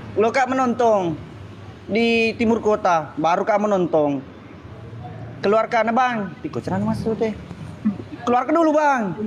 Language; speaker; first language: Indonesian; non-native, local second language; Buginese